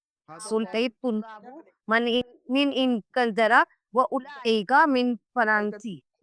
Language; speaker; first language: Arabic; non-native, learner; Urdu